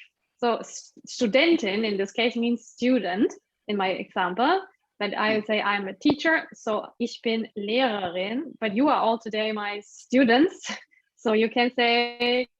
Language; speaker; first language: English; non-native, fluent; German